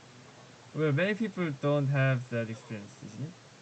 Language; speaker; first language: English; non-native, learner; Korean